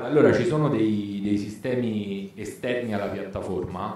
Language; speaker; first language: Italian; native; Italian